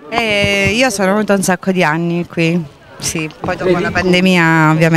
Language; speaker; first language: Italian; native; Italian